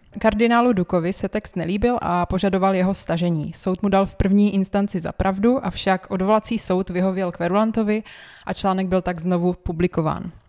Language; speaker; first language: Czech; native; Czech